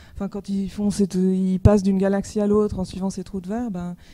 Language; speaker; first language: French; native; French